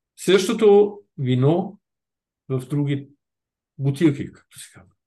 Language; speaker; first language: Bulgarian; non-native, fluent; German